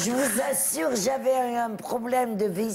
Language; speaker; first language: French; non-native, local second language; Arabic